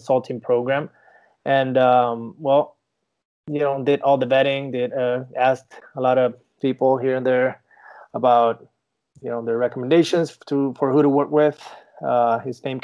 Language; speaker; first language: English; non-native, fluent; Spanish